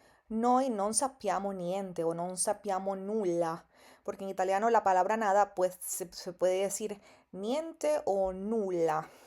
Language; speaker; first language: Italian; non-native, fluent; Spanish